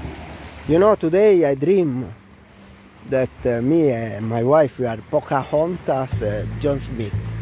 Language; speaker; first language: English; non-native, learner; Italian